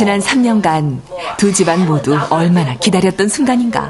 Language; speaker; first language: Korean; native; Korean